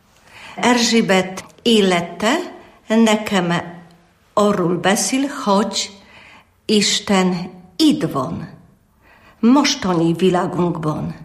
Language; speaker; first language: Hungarian; non-native, learner; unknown